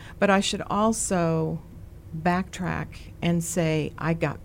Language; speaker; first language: English; native; English